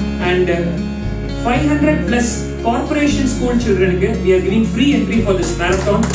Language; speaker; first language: English; non-native, local second language; Tamil